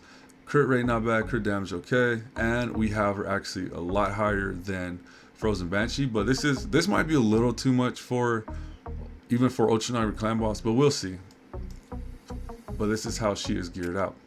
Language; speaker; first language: English; native; English